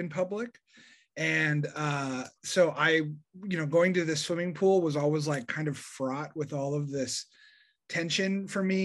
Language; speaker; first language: English; native; English